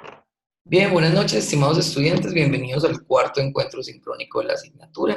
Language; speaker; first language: Spanish; native; Spanish